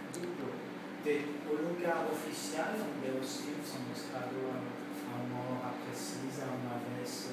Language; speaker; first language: Portuguese; non-native, fluent; French